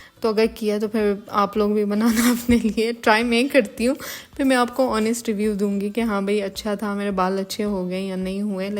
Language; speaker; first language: Urdu; native; Urdu